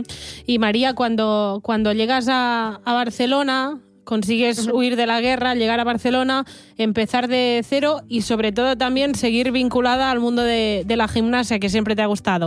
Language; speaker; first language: Spanish; non-native, local second language; Catalan